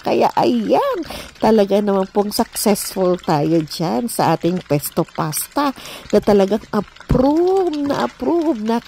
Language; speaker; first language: Filipino; native; Filipino